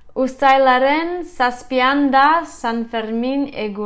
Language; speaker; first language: Basque; non-native, learner; English